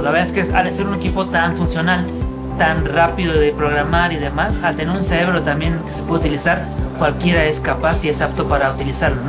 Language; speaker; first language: Spanish; native; Spanish